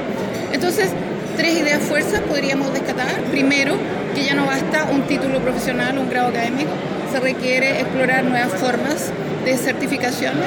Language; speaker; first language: Spanish; native; Spanish